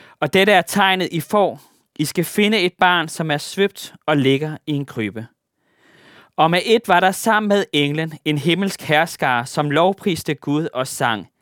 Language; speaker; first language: Danish; native; Danish